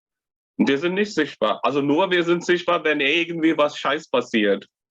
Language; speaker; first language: German; non-native, fluent; Tamil